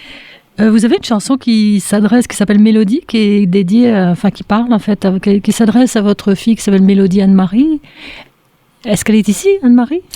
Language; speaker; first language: French; native; French